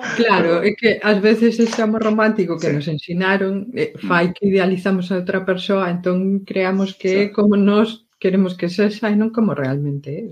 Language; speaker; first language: Galician; non-native, local second language; Spanish